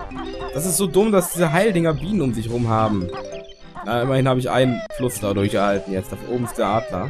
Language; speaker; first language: German; native; German